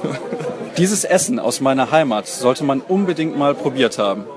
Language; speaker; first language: German; native; German